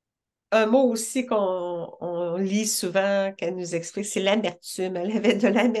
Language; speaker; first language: French; native; French